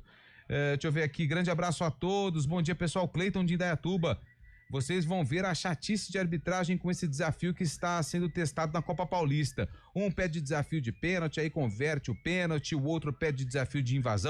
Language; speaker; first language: Portuguese; native; Portuguese